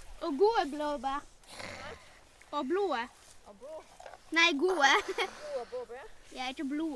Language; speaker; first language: Norwegian; early bilingual, other home language; Thai